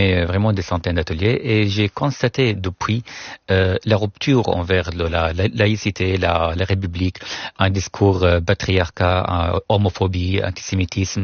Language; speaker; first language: French; non-native, fluent; Arabic